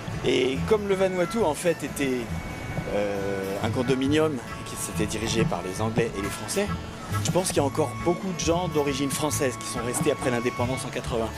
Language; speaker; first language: French; native; French